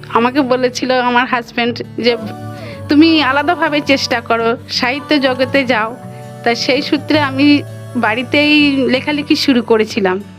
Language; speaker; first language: Bangla; non-native, local second language; Santali